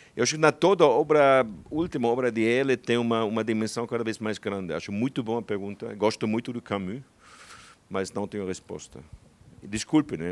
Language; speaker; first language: Portuguese; non-native, fluent; German